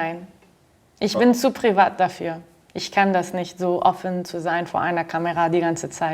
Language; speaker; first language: German; non-native, fluent; Arabic